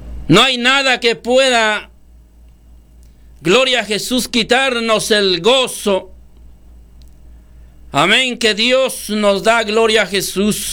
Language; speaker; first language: Spanish; native; Spanish